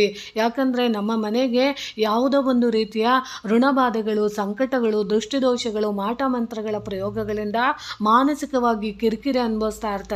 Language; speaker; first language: Kannada; native; Kannada